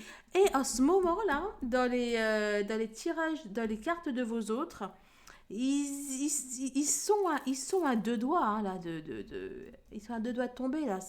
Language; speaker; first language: French; native; French